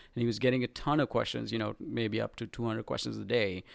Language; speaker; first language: English; non-native, local second language; Sinhala